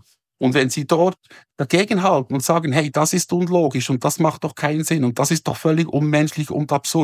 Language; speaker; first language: German; native; German